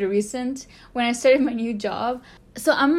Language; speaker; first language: English; early bilingual, other home language; Spanish